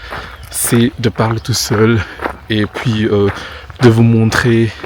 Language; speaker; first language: French; non-native, fluent; Indonesian